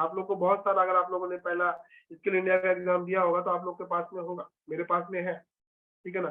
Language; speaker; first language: Hindi; native; Hindi